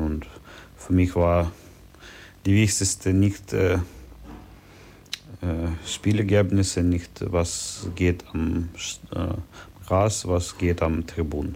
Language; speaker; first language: German; non-native, learner; Ukrainian